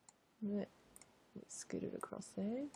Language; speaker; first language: English; native; English